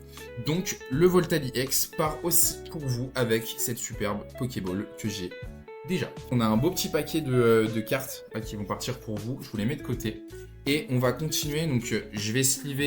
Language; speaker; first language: French; native; French